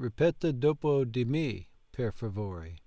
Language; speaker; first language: Italian; non-native, learner; English